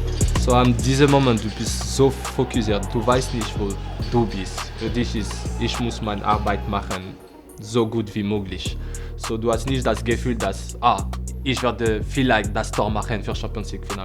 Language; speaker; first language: German; non-native, learner; French